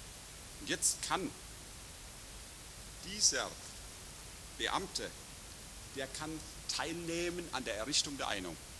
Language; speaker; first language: German; native; German